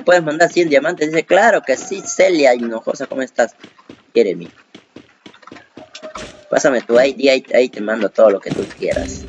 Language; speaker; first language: Spanish; native; Spanish